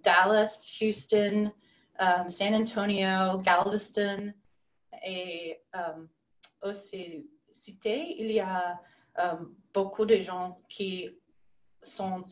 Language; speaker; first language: French; non-native, learner; English